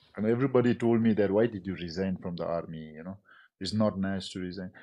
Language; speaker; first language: English; non-native, local second language; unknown